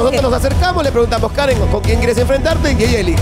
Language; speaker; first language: Spanish; native; Spanish